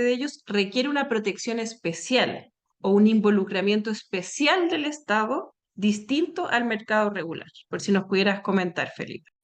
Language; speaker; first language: Spanish; native; Spanish